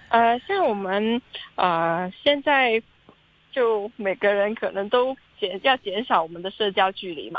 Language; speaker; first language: Chinese; non-native, local second language; Cantonese